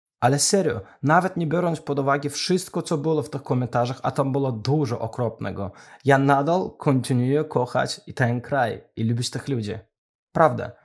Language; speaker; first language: Polish; non-native, fluent; Azerbaijani